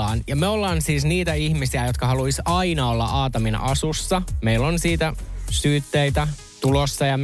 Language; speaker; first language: Finnish; native; Finnish